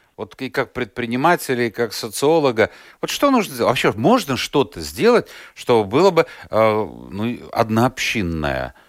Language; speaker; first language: Russian; native; Russian